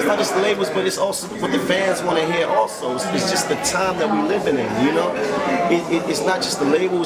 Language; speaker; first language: English; native; English